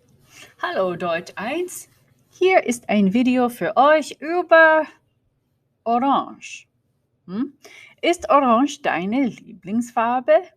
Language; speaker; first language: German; non-native, fluent; English